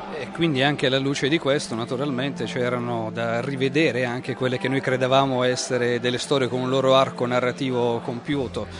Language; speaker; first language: Italian; native; Italian